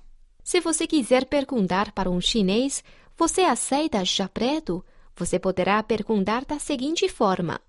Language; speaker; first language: Portuguese; non-native, fluent; Chinese